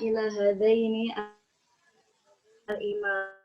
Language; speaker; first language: Arabic; non-native, learner; Indonesian